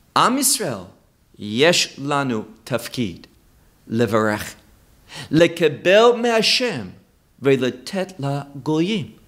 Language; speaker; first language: Hebrew; non-native, fluent; English